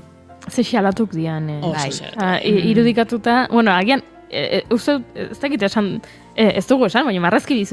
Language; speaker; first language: Basque; native; Basque